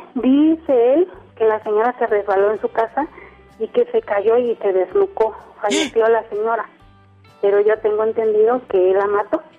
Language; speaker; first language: Spanish; native; Spanish